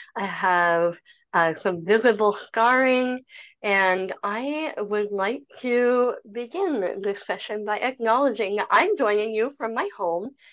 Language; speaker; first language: English; native; English